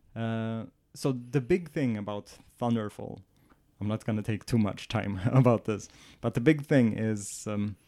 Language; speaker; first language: English; non-native, fluent; Swedish